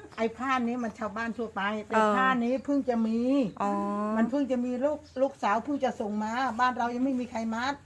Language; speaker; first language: Thai; native; Thai